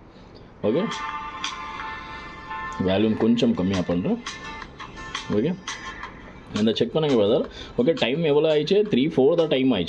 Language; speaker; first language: Tamil; non-native, local second language; Malayalam